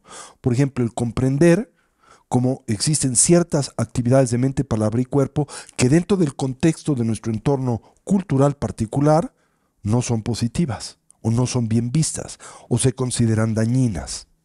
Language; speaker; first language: Spanish; native; Spanish